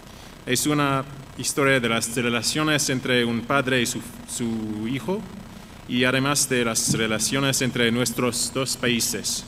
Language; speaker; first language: Spanish; non-native, learner; English